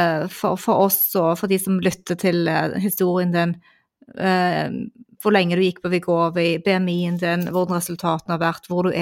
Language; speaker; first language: Norwegian; native; Norwegian